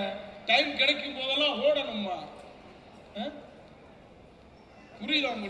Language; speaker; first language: Tamil; native; Tamil